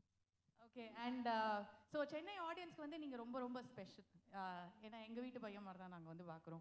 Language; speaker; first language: Tamil; native; Tamil